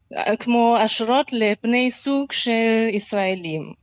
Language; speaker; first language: Hebrew; non-native, fluent; German